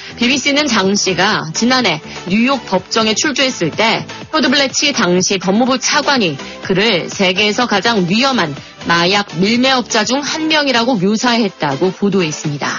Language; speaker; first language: Korean; native; Korean